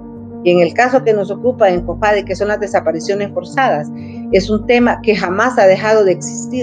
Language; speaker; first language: Spanish; native; Spanish